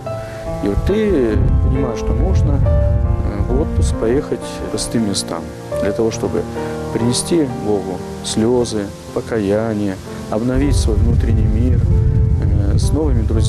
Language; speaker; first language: Russian; native; Russian